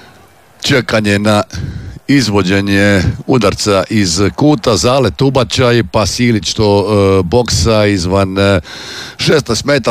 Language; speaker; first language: Serbian; native; Serbian